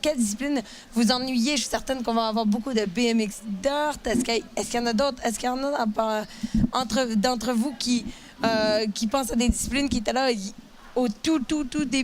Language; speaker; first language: French; native; French